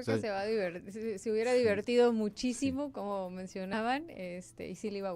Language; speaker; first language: Spanish; native; Spanish